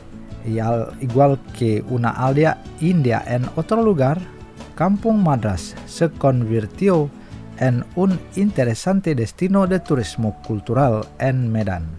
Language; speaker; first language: Spanish; non-native, fluent; Indonesian